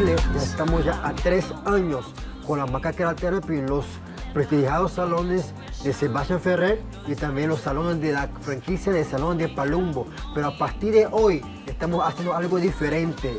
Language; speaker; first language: Spanish; non-native, fluent; Portuguese